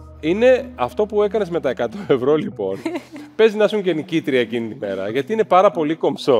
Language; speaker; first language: Greek; native; Greek